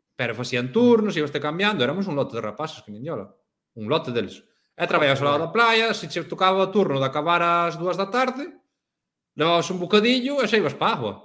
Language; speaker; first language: Galician; native; Galician